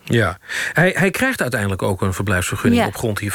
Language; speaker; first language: Dutch; native; Dutch